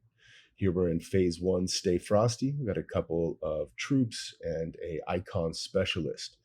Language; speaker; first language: English; native; English